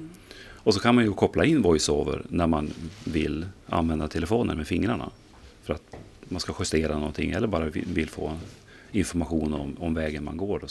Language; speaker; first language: Swedish; native; Swedish